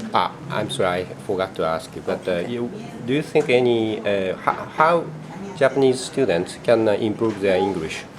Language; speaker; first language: English; non-native, fluent; Japanese